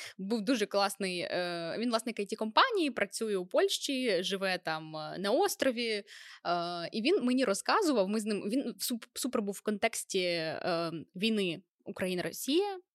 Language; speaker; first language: Ukrainian; native; Ukrainian